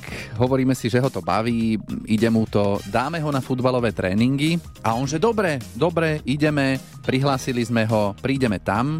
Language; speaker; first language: Slovak; native; Slovak